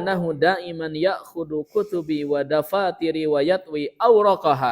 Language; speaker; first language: Arabic; non-native, fluent; Indonesian